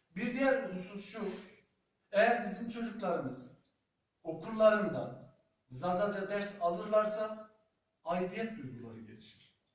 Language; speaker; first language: Turkish; non-native, local second language; Zaza